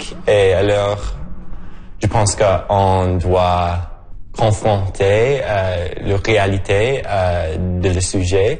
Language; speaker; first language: French; non-native, local second language; English